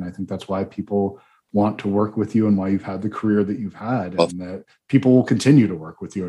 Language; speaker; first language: English; native; English